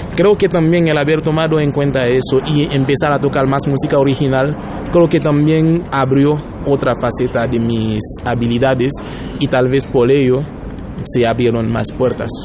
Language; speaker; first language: Spanish; non-native, fluent; Haitian Creole